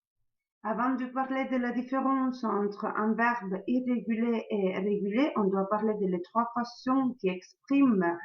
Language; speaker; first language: French; non-native, learner; Italian